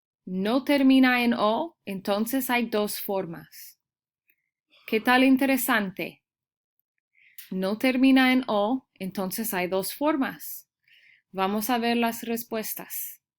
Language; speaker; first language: Spanish; early bilingual, heritage; Spanish